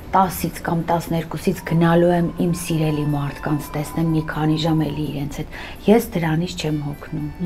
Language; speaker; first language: Armenian; native; Armenian